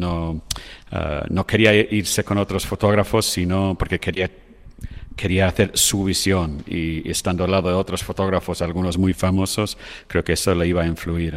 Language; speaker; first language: Spanish; non-native, fluent; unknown